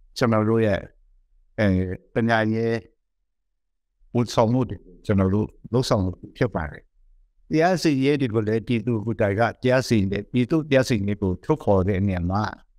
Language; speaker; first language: Burmese; non-native, local second language; Kachin